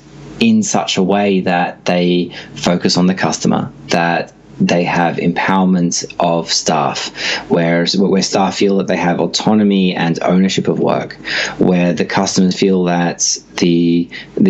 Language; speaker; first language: English; native; English